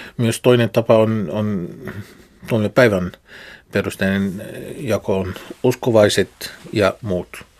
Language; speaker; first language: Finnish; non-native, fluent; Arabic